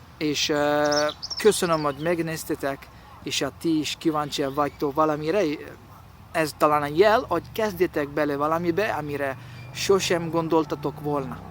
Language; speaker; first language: Hungarian; non-native, learner; Italian